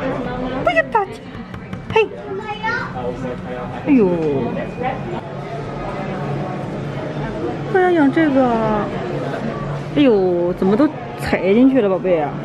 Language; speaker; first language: Chinese; native; Chinese